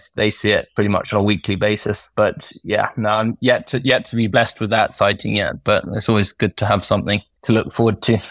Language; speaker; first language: English; native; English